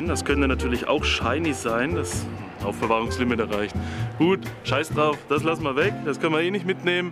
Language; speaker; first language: German; native; German